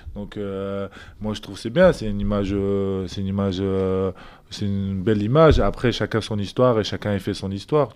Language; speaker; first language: French; early bilingual, other home language; Azerbaijani